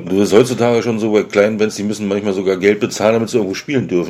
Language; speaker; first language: German; native; German